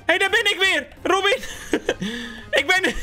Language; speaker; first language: Dutch; native; Dutch